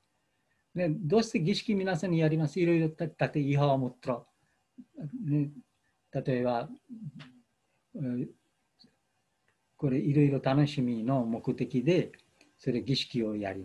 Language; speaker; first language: Japanese; non-native, fluent; Bangla